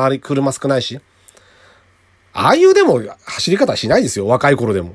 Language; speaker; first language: Japanese; native; Japanese